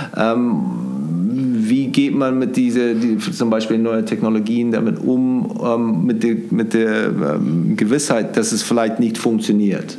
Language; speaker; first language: German; non-native, fluent; English